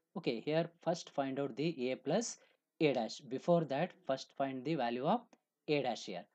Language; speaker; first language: English; non-native, local second language; Kannada